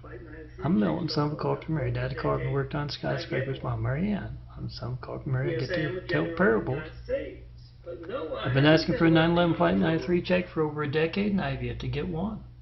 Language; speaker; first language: English; native; English